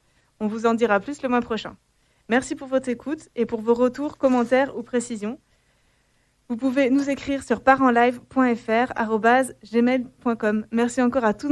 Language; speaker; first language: French; native; French